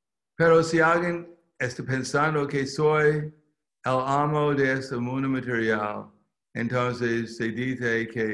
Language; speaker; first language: Spanish; non-native, fluent; English